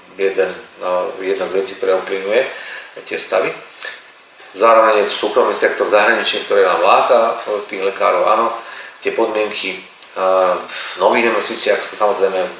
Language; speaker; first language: Slovak; native; Slovak